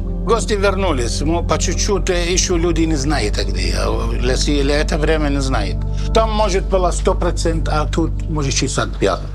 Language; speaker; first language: Russian; non-native, learner; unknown